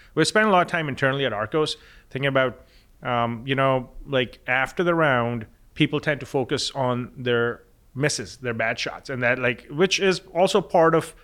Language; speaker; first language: English; non-native, local second language; Punjabi